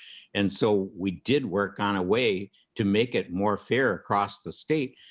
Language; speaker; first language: English; native; English